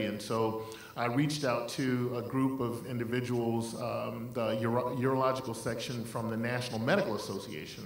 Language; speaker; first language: English; native; English